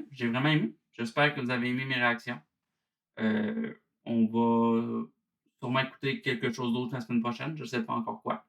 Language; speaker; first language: French; native; French